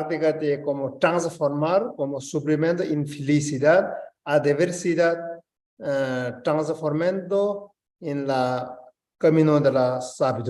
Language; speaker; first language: Spanish; non-native, learner; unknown